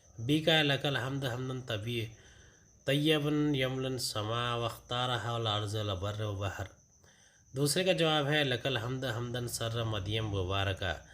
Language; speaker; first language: Urdu; native; Urdu